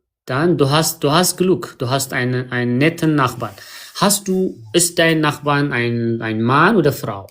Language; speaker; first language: German; non-native, fluent; Amharic